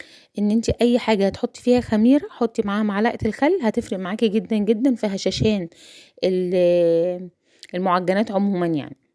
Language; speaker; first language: Arabic; native; Arabic